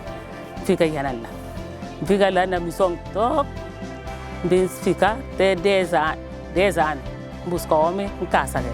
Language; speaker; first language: Portuguese; non-native, local second language; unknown